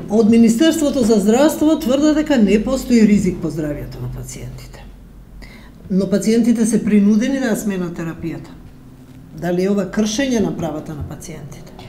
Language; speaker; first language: Macedonian; native; Macedonian